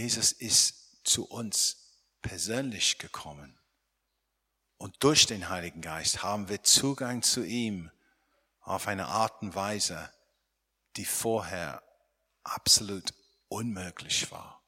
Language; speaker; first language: German; non-native, fluent; English